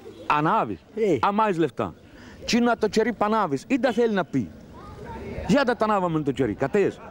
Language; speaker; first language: Greek; native; Greek